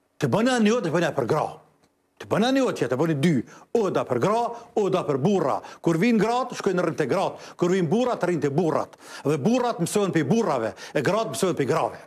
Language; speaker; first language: Albanian; native; Albanian